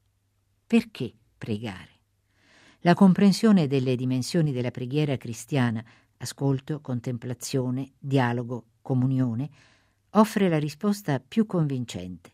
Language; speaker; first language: Italian; native; Italian